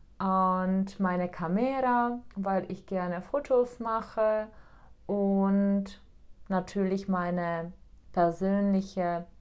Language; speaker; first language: German; non-native, fluent; Czech